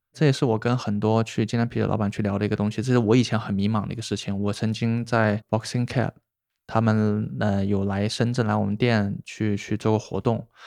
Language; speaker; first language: Chinese; native; Chinese